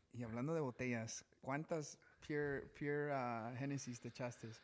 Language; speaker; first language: Spanish; early bilingual, heritage; Spanish